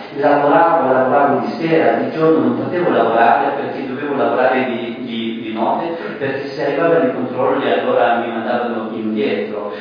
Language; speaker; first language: Italian; non-native, fluent; Persian